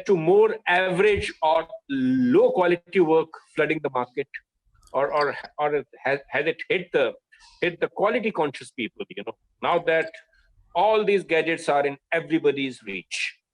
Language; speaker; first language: English; non-native, local second language; Hindi